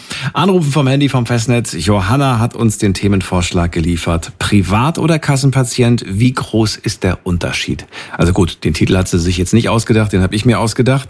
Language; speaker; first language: German; native; German